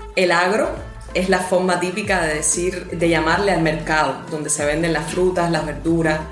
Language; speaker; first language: Spanish; native; Spanish